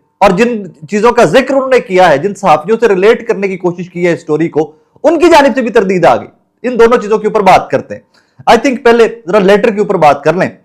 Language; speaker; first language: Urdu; non-native, local second language; Punjabi